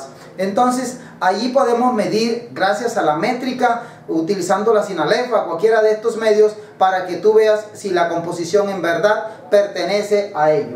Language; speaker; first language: Spanish; native; Spanish